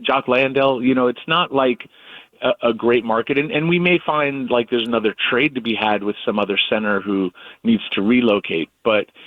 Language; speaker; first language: English; native; English